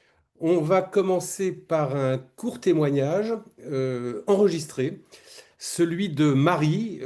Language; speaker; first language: French; native; French